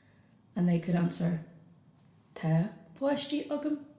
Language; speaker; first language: Irish; non-native, fluent; English